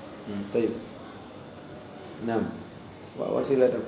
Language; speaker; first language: Arabic; non-native, fluent; Indonesian